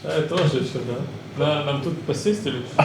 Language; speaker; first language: Russian; non-native, fluent; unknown